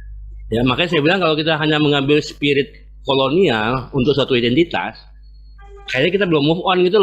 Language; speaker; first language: Indonesian; native; Indonesian